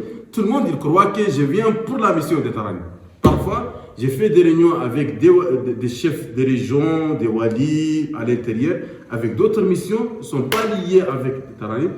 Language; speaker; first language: French; non-native, local second language; Arabic